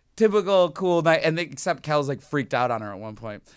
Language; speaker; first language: English; native; English